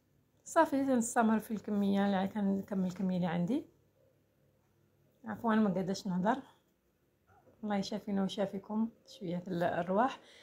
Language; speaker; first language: Arabic; native; Arabic